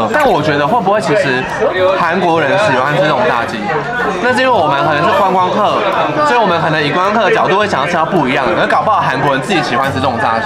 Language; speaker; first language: Chinese; native; Chinese